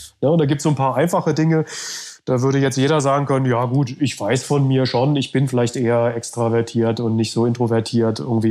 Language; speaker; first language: German; native; German